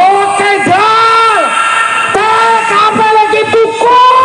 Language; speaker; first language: Indonesian; non-native, local second language; Javanese